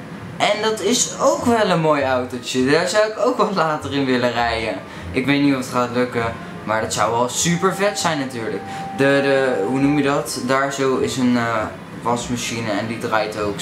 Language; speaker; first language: Dutch; native; Dutch